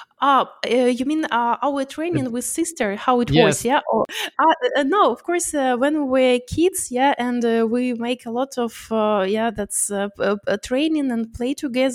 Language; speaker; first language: English; non-native, learner; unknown